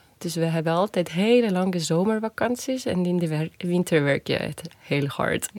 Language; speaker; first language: Dutch; non-native, fluent; Estonian